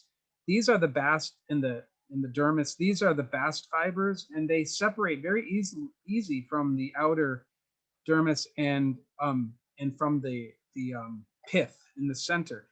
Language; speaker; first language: English; native; English